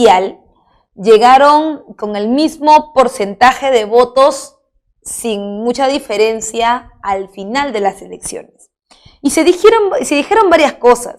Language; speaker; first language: Spanish; native; Spanish